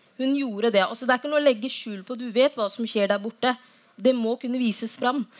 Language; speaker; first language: Norwegian; non-native, fluent; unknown